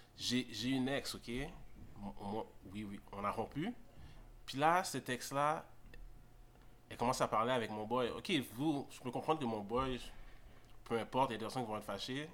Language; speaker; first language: French; native; French